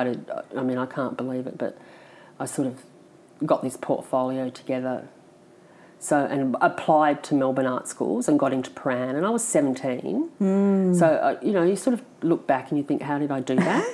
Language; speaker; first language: English; native; English